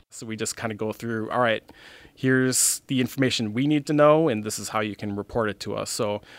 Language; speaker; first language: English; native; English